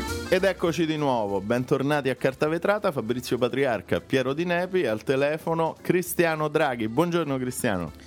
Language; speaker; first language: Italian; native; Italian